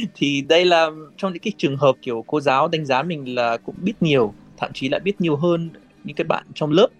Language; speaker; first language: Vietnamese; non-native, fluent; Arabic